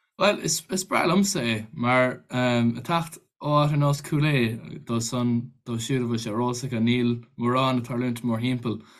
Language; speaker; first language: Irish; native; Irish